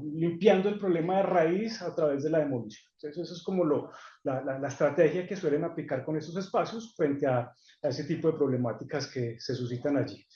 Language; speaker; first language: Spanish; native; Spanish